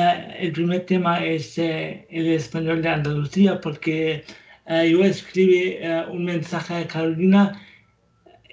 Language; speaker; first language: Spanish; non-native, learner; German